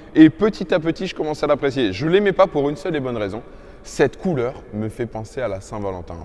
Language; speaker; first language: French; native; French